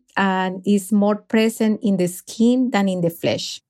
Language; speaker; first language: English; non-native, fluent; Spanish